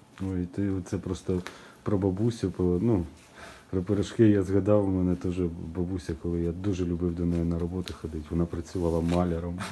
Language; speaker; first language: Ukrainian; non-native, local second language; Russian